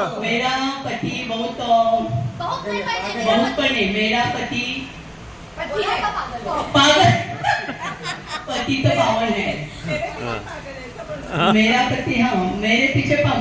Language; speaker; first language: Hindi; non-native, local second language; Marathi